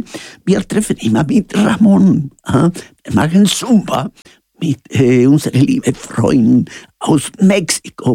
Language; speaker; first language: German; non-native, learner; Spanish